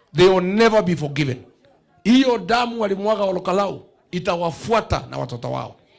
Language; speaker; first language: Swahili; non-native, local second language; Kikuyu